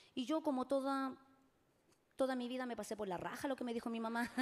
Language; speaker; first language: Spanish; native; Spanish